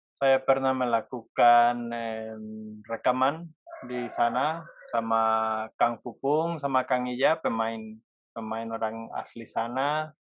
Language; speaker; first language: Indonesian; non-native, fluent; Spanish